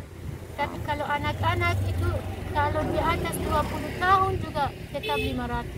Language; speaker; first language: Indonesian; non-native, learner; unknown